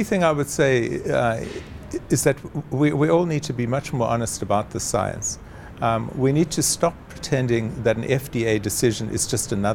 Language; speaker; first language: English; native; English